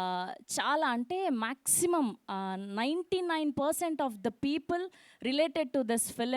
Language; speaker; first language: Telugu; native; Telugu